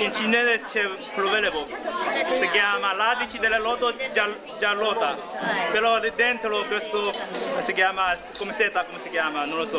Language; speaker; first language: Italian; non-native, learner; Chinese